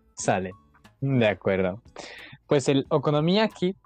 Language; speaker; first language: Spanish; non-native, fluent; Japanese